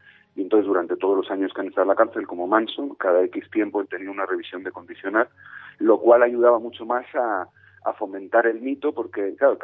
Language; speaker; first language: Spanish; native; Spanish